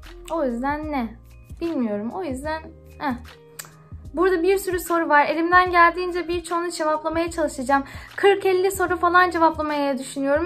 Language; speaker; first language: Turkish; early bilingual, heritage; Turkish